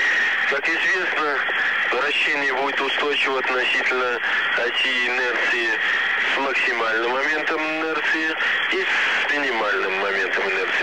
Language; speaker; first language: Russian; native; Russian